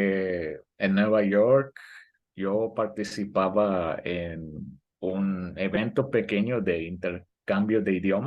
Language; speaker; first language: Spanish; early bilingual, heritage; Spanish